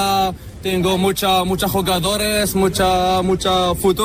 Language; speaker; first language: Spanish; non-native, learner; Arabic